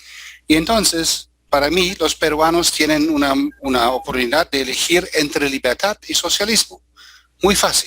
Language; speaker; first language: Spanish; non-native, fluent; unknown